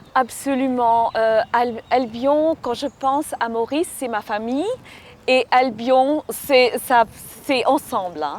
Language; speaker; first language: French; non-native, local second language; Morisyen